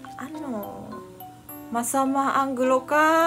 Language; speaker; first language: Filipino; non-native, learner; Japanese